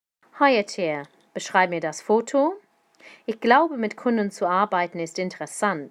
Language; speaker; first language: German; non-native, fluent; English